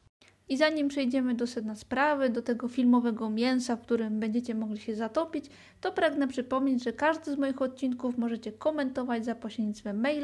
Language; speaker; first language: Polish; native; Polish